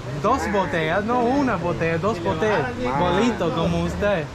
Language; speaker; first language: Spanish; non-native, learner; English